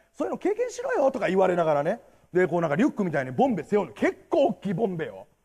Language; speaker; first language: Japanese; native; Japanese